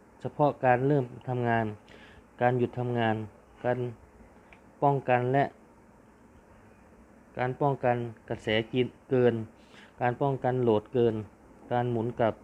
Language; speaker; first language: Thai; native; Thai